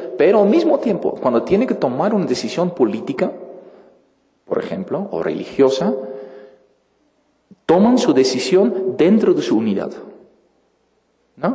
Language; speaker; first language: Spanish; non-native, fluent; Dutch